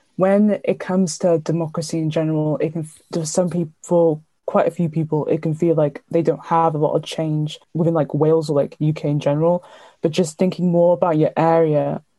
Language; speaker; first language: English; native; English